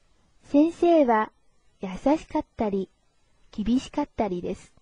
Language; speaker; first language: Japanese; non-native, fluent; Chinese